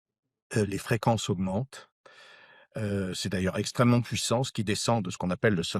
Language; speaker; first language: French; native; French